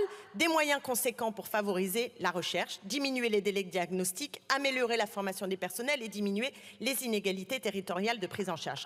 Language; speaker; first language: French; native; French